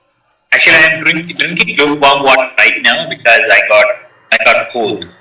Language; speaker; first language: English; non-native, learner; Telugu